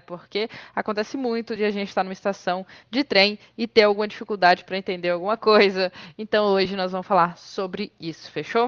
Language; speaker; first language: Portuguese; native; Portuguese